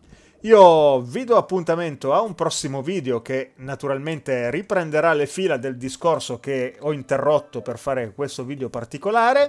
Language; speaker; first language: Italian; native; Italian